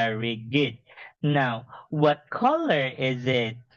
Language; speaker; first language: English; non-native, fluent; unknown